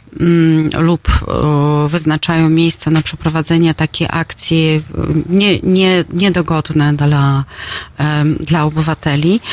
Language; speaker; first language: Polish; non-native, fluent; Russian